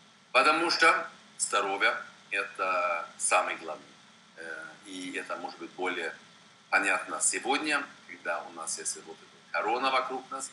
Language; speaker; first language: Russian; non-native, fluent; Swedish